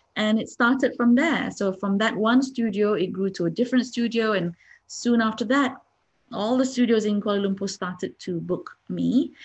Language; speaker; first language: English; non-native, local second language; Malay